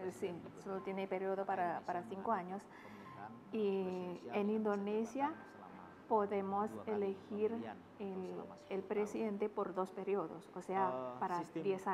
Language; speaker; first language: Spanish; non-native, fluent; Indonesian